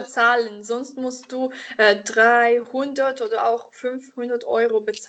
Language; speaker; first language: German; non-native, learner; Italian